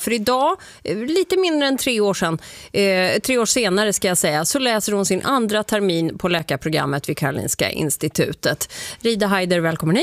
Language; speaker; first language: Swedish; native; Swedish